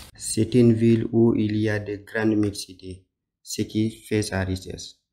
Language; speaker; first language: French; non-native, learner; Tamil